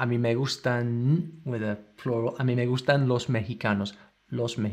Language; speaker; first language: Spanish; non-native, fluent; English